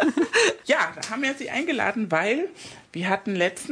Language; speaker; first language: German; early bilingual, other home language; Spanish